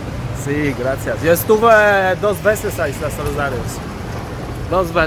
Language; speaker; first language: Spanish; non-native, learner; Polish